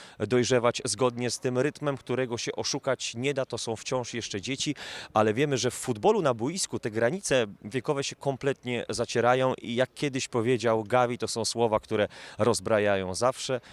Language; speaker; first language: Polish; native; Polish